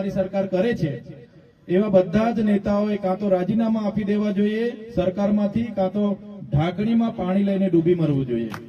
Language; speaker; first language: Gujarati; non-native, local second language; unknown